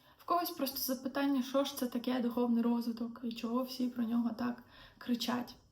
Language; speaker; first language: Ukrainian; non-native, local second language; Russian